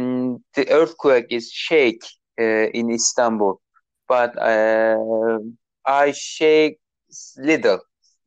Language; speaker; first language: English; non-native, learner; Turkish